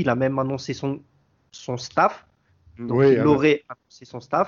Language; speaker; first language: French; native; French